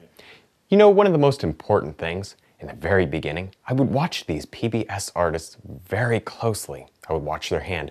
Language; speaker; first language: English; native; English